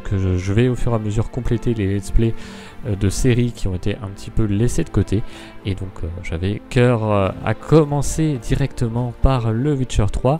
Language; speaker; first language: French; native; French